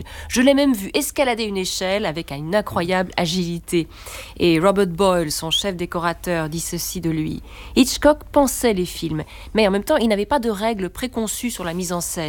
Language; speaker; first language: French; native; French